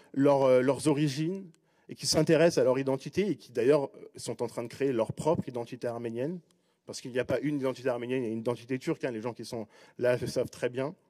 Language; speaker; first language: French; native; French